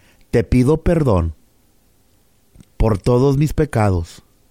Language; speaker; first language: Spanish; early bilingual, heritage; Spanish